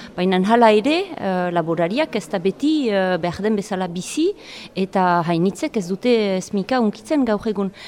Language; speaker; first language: Basque; native; Basque